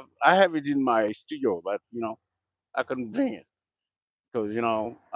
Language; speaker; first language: English; non-native, learner; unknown